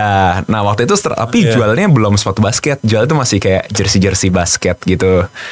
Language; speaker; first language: Indonesian; native; Indonesian